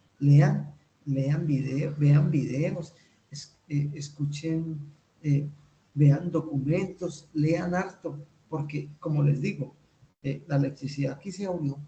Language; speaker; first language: Spanish; native; Spanish